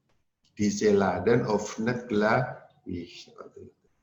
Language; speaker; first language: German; non-native, learner; Indonesian